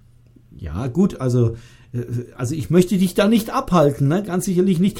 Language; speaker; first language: German; native; German